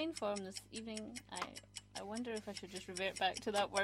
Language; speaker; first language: English; native; English